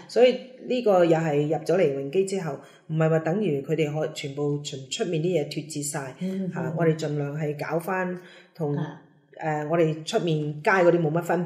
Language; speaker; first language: Cantonese; native; Cantonese